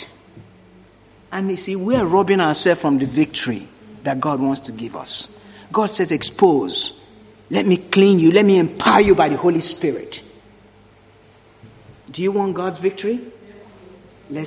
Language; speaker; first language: English; non-native, local second language; Yoruba